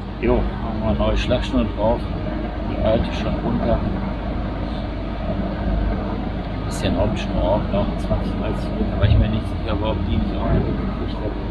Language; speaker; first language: German; native; German